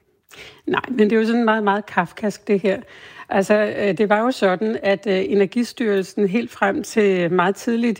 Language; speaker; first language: Danish; native; Danish